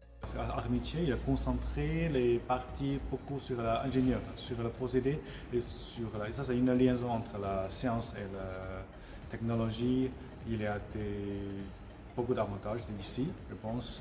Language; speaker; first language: French; non-native, learner; Chinese